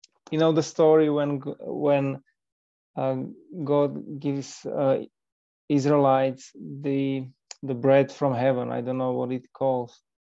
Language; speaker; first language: English; non-native, fluent; Slovak